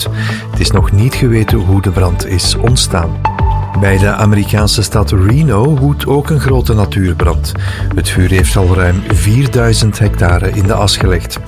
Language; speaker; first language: Dutch; native; Dutch